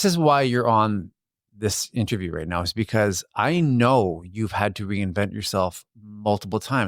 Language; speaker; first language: English; native; English